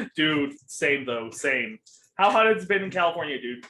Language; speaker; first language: English; native; English